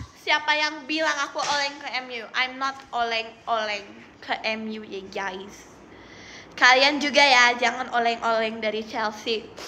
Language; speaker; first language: Indonesian; native; Indonesian